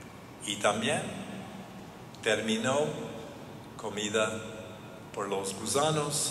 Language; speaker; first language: Spanish; non-native, learner; English